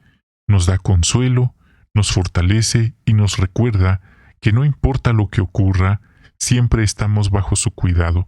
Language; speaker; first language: Spanish; native; Spanish